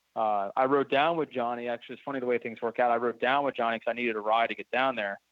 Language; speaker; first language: English; native; English